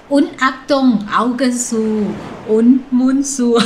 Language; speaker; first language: German; non-native, learner; Thai